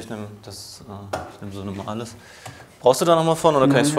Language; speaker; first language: German; native; German